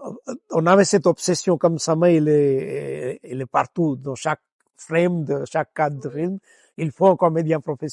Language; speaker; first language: French; non-native, fluent; Gujarati